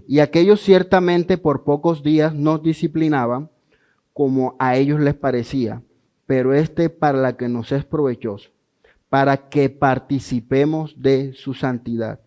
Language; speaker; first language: Spanish; native; Spanish